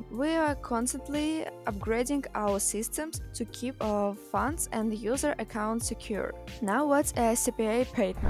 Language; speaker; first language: English; non-native, learner; Russian